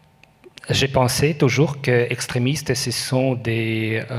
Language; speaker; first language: French; non-native, learner; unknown